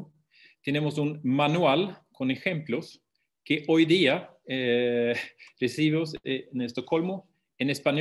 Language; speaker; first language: Spanish; non-native, fluent; Swedish